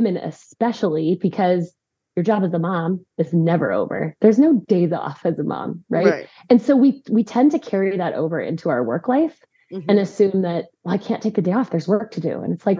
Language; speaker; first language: English; native; English